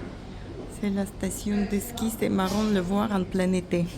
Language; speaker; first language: French; non-native, fluent; Russian